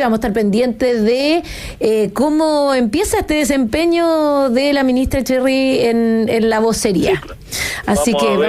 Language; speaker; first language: Spanish; native; Spanish